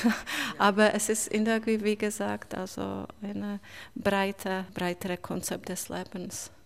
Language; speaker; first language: German; non-native, fluent; Czech